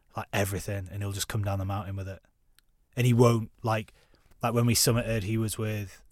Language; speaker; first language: English; native; English